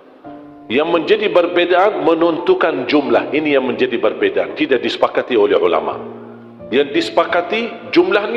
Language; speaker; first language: Indonesian; non-native, fluent; Arabic